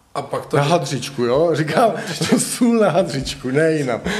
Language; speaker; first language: Czech; native; Czech